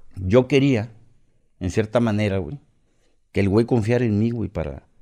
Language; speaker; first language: Spanish; native; Spanish